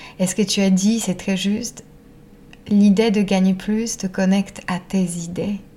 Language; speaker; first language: French; non-native, fluent; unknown